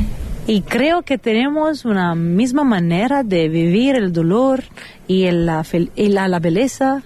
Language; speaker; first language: Spanish; non-native, fluent; Italian